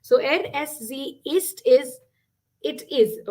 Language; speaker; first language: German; non-native, fluent; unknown